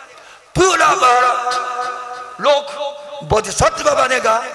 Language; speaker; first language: Hindi; non-native, learner; Japanese